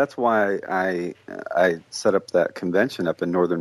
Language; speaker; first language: English; native; English